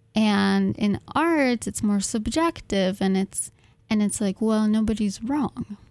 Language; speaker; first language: English; non-native, fluent; Russian